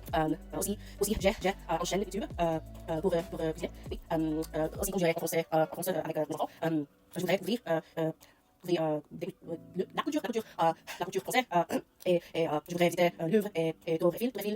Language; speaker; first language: French; non-native, learner; English